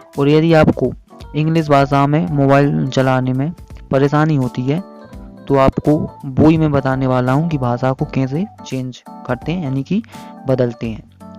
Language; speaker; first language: Hindi; native; Hindi